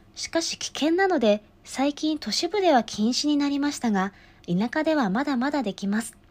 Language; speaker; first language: Japanese; non-native, fluent; Chinese